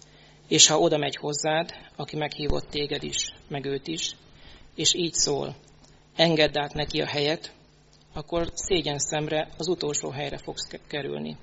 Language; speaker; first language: Hungarian; native; Hungarian